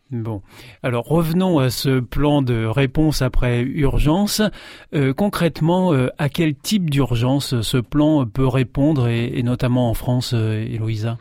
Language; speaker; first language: French; native; French